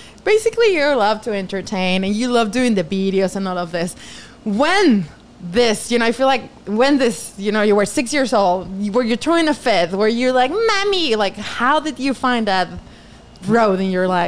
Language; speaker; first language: English; non-native, fluent; Spanish